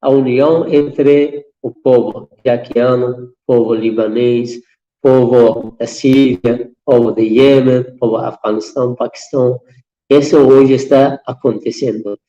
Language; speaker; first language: Portuguese; non-native, fluent; Persian